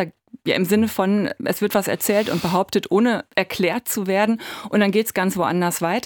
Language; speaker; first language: German; native; German